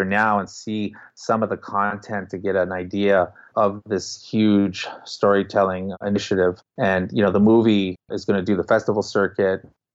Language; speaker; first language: English; native; English